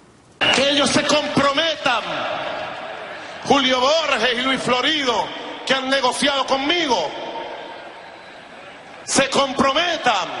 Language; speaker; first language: Spanish; native; Spanish